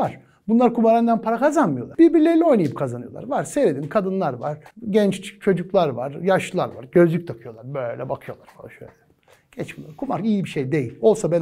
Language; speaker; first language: Turkish; native; Turkish